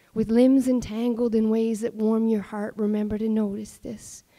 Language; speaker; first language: English; native; English